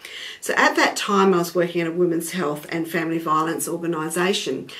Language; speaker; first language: English; native; English